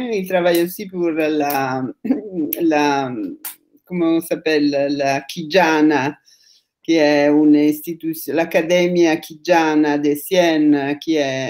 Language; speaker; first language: French; non-native, fluent; Italian